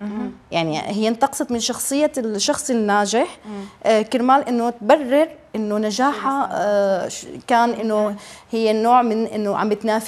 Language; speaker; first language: Arabic; native; Arabic